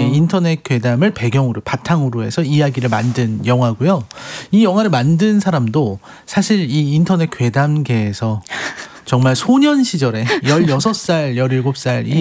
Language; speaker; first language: Korean; native; Korean